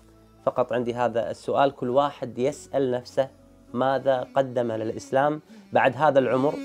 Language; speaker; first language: Arabic; native; Arabic